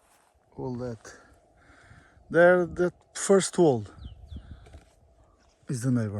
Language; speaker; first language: English; non-native, learner; Portuguese